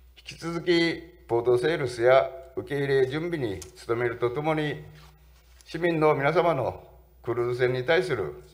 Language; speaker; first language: Japanese; native; Japanese